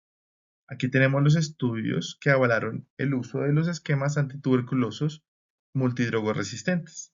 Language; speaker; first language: Spanish; native; Spanish